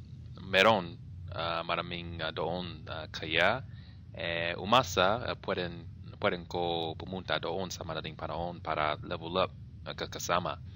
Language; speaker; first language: Filipino; non-native, learner; English